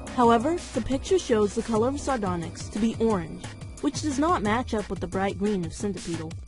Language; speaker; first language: English; native; English